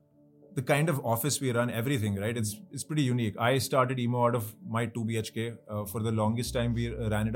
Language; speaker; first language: English; non-native, local second language; Hindi